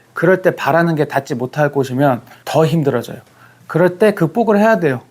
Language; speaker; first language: Korean; early bilingual, heritage; Korean